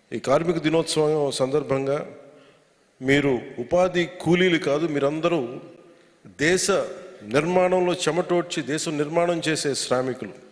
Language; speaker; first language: Telugu; native; Telugu